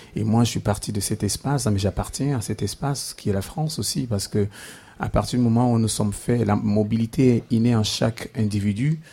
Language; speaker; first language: French; non-native, local second language; Basaa